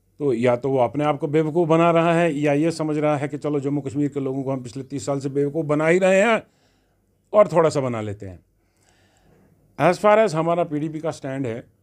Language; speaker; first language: Hindi; non-native, local second language; Kashmiri